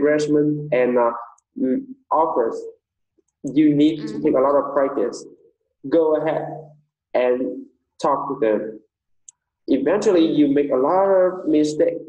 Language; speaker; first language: English; non-native, fluent; Vietnamese